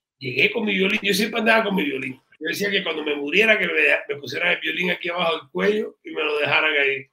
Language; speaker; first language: Spanish; native; Spanish